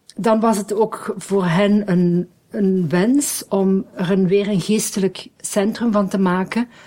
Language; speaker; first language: Dutch; native; Dutch